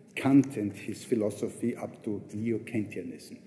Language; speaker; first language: English; non-native, fluent; German